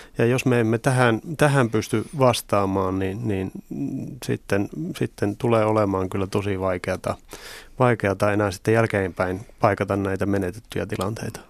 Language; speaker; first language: Finnish; native; Finnish